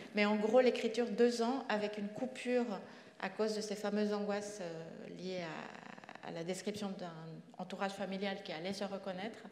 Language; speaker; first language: French; non-native, fluent; Spanish